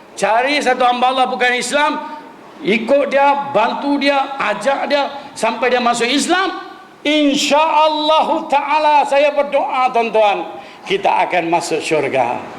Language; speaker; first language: Malay; non-native, local second language; Min Nan Chinese